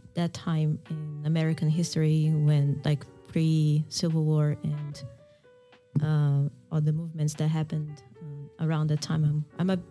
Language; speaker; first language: English; non-native, fluent; Portuguese